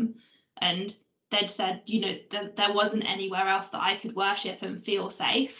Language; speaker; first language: English; native; English